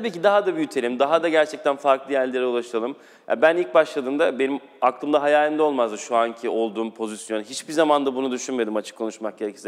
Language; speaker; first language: Turkish; native; Turkish